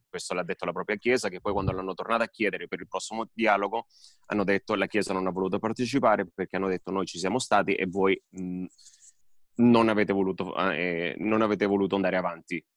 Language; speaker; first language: Italian; early bilingual, heritage; Spanish